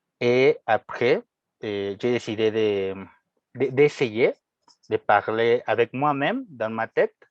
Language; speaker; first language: French; non-native, fluent; Spanish